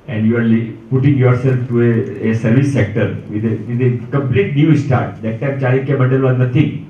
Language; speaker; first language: English; non-native, local second language; Marathi